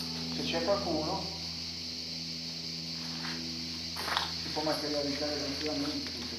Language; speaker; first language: Italian; native; Italian